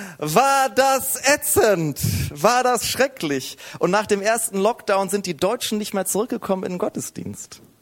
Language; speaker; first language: German; native; German